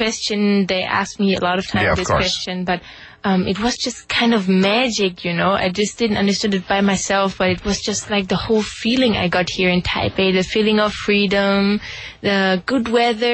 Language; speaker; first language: English; non-native, fluent; German